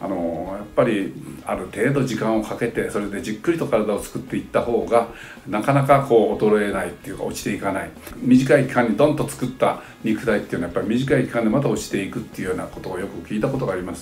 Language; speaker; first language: Japanese; native; Japanese